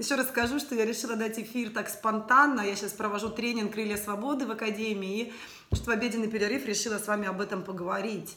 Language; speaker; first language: Russian; native; Russian